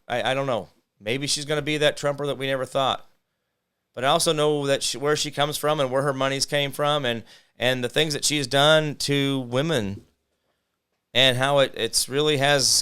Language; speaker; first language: English; native; English